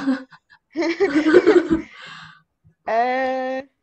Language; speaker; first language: French; non-native, learner; Chinese